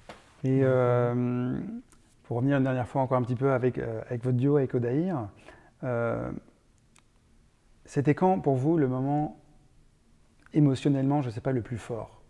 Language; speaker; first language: French; native; French